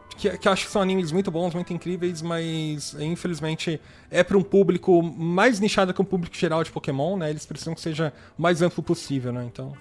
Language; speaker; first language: Portuguese; native; Portuguese